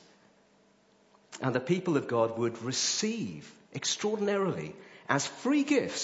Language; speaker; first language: English; native; English